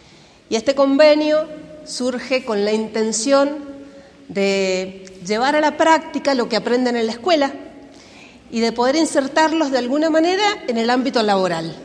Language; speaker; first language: Spanish; native; Spanish